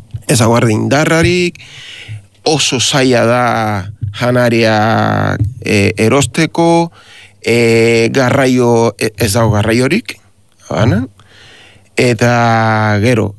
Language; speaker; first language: Basque; non-native, learner; Spanish